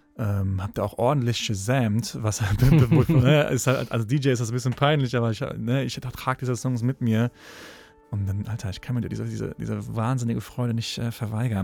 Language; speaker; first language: German; native; German